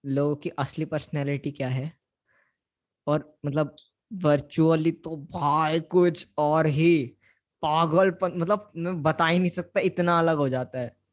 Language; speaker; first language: Hindi; native; Hindi